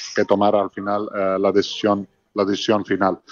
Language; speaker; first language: Spanish; non-native, fluent; Georgian